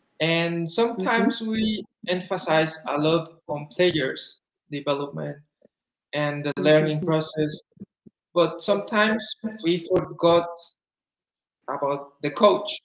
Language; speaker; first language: English; non-native, fluent; Spanish